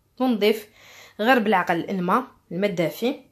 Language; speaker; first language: Arabic; native; Arabic